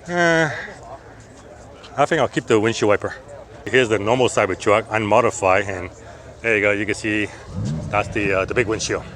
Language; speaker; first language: English; native; English